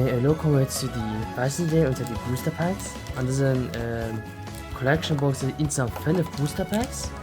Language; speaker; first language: German; non-native, local second language; Luxembourgish